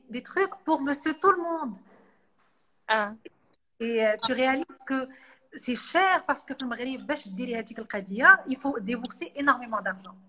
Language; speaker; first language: French; non-native, local second language; Arabic